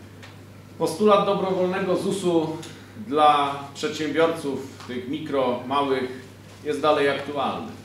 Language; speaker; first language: Polish; native; Polish